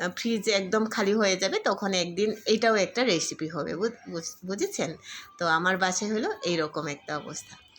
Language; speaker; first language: Bangla; non-native, local second language; Garo